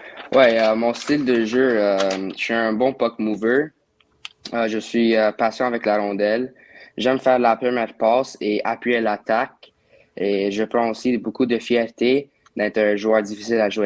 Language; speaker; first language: French; non-native, local second language; English